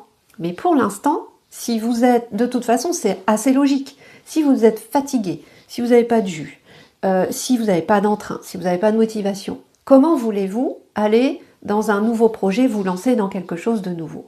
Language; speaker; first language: French; native; French